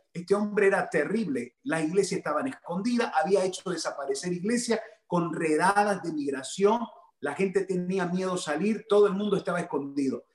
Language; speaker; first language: Spanish; native; Spanish